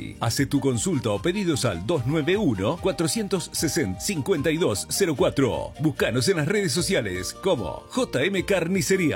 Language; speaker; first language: Spanish; native; Spanish